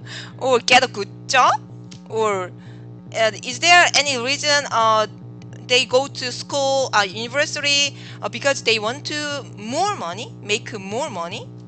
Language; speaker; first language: English; non-native, learner; Korean